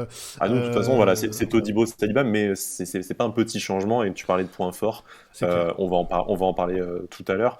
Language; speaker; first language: French; native; French